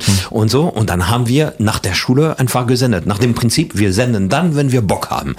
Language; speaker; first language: German; non-native, fluent; French